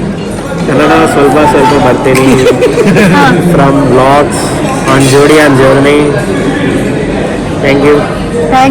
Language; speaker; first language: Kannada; non-native, learner; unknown